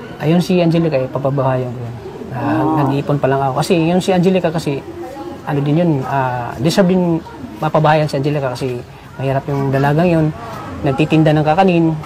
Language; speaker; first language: Filipino; non-native, local second language; Cebuano